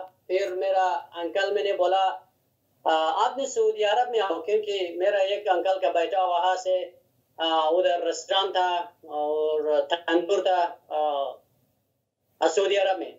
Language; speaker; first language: Hindi; non-native, learner; Hazaragi